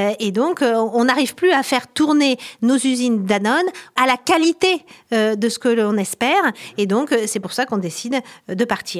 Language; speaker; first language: French; native; French